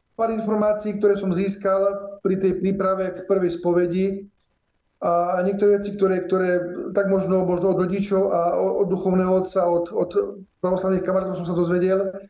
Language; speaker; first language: Slovak; native; Slovak